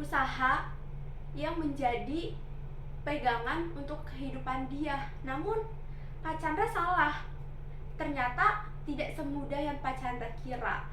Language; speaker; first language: Indonesian; native; Indonesian